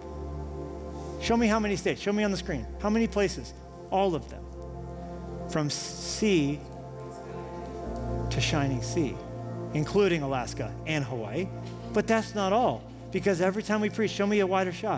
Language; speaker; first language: English; native; English